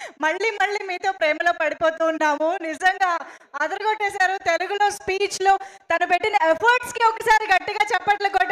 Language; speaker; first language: Telugu; native; Telugu